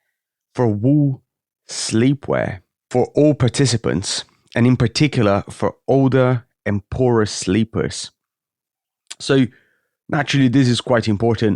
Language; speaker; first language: English; native; English